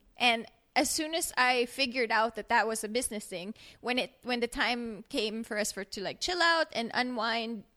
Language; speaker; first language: English; non-native, local second language; Filipino